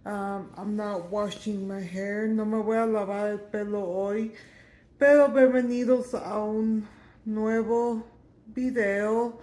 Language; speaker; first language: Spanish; early bilingual, heritage; Spanish